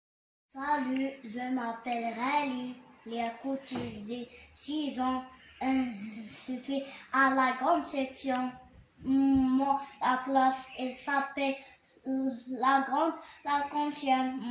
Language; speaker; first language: French; non-native, learner; Arabic